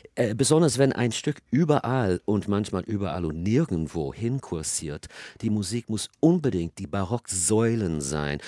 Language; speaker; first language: German; non-native, fluent; English